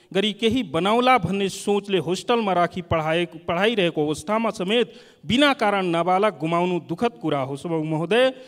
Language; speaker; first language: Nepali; non-native, local second language; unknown